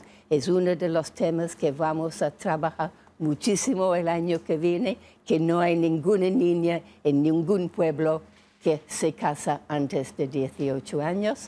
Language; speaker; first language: Spanish; non-native, fluent; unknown